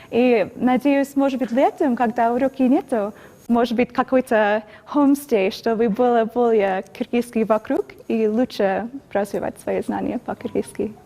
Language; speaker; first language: Russian; non-native, learner; English